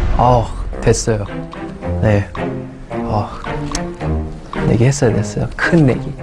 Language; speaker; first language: Korean; non-native, learner; English